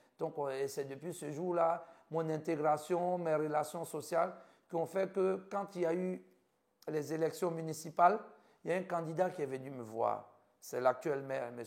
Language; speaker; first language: French; native; French